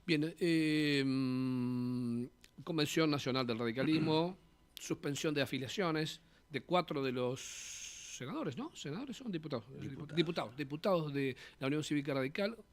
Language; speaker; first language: Spanish; native; Spanish